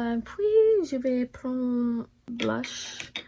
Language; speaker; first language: French; non-native, learner; English